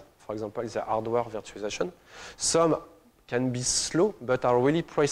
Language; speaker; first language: English; non-native, fluent; French